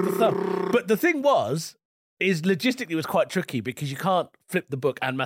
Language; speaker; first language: English; native; English